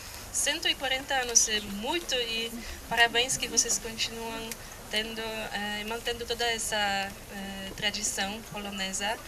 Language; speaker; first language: Portuguese; non-native, fluent; Polish